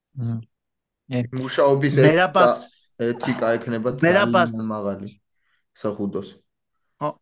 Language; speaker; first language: Georgian; native; Georgian